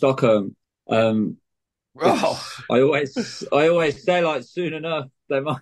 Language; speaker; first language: English; native; English